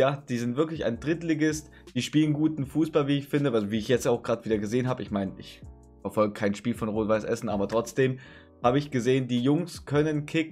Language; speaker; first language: German; native; German